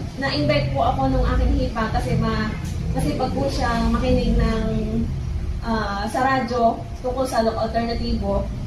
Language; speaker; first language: Filipino; native; Filipino